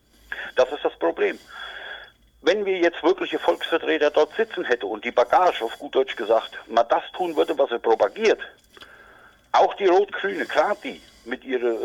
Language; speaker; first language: German; native; German